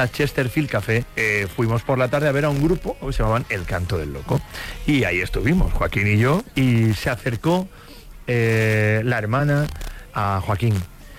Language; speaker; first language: Spanish; native; Spanish